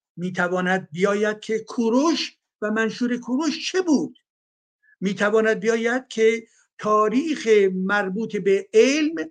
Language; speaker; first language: Persian; native; Persian